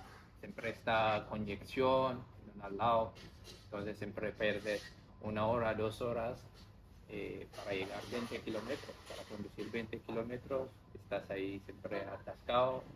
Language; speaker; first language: Spanish; non-native, fluent; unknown